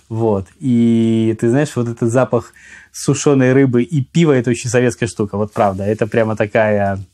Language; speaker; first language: Russian; native; Russian